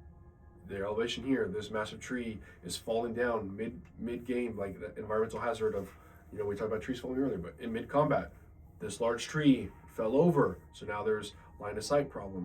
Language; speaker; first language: English; native; English